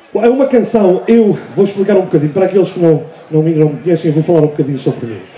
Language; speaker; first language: Portuguese; early bilingual, heritage; Portuguese